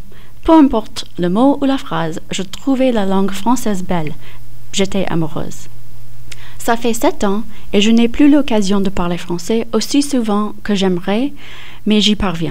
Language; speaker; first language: French; non-native, fluent; English